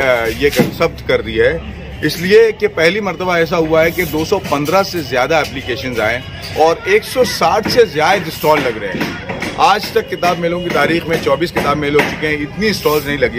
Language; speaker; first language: Hindi; native; Hindi